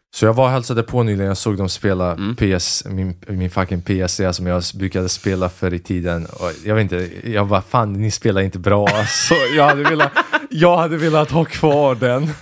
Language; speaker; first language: Swedish; early bilingual, other home language; Albanian